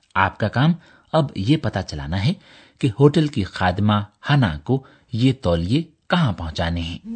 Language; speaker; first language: Urdu; native; Urdu